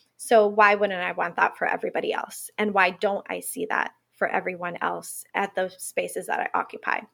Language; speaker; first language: English; non-native, fluent; Spanish